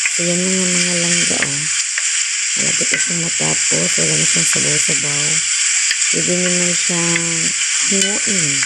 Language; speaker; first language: Filipino; non-native, local second language; Cebuano